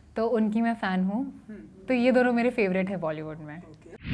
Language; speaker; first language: Hindi; native; Hindi